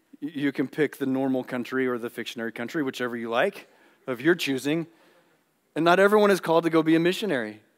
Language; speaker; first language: English; native; English